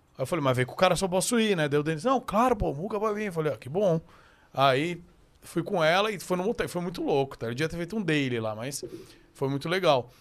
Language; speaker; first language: Portuguese; native; Portuguese